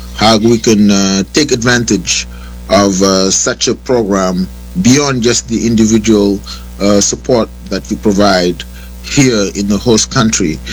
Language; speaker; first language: English; non-native, fluent; Wolof